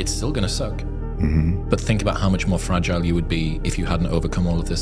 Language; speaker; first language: English; native; English